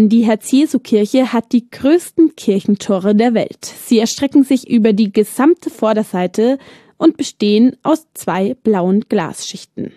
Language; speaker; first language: German; native; German